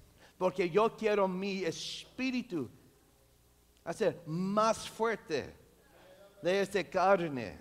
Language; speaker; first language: Spanish; non-native, local second language; English